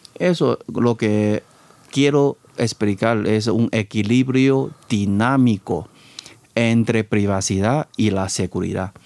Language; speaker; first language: Spanish; non-native, fluent; Chinese